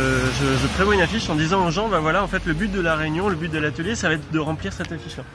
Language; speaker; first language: French; native; French